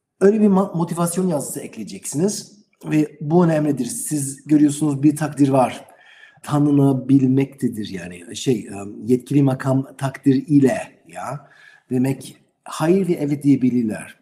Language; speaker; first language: Turkish; non-native, learner; German